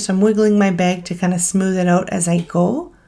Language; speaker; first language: English; native; English